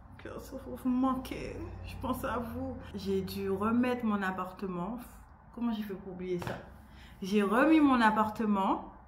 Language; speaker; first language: French; native; French